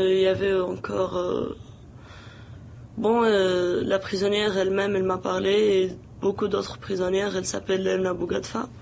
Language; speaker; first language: French; non-native, local second language; Arabic